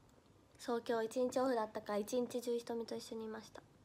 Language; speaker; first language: Japanese; native; Japanese